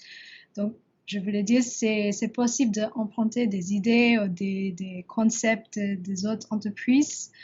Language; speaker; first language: French; non-native, learner; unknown